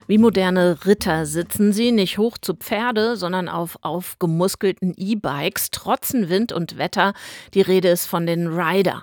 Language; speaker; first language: German; native; German